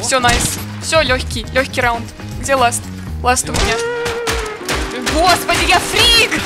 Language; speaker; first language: Russian; native; Russian